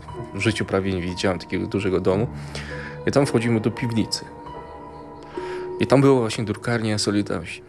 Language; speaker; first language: Polish; early bilingual, other home language; Mongolian